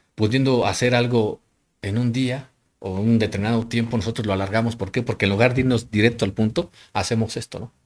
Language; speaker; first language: Spanish; native; Spanish